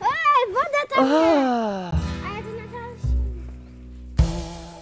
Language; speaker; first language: Czech; early bilingual, heritage; Czech